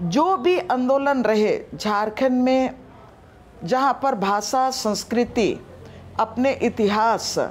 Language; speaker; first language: Hindi; non-native, local second language; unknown